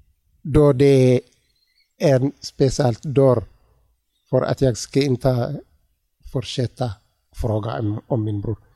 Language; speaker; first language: Swedish; non-native, learner; Tigrinya